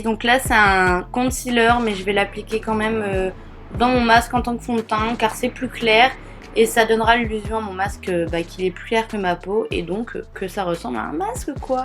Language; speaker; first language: French; native; French